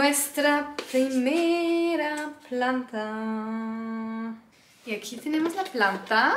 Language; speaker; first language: Spanish; non-native, learner; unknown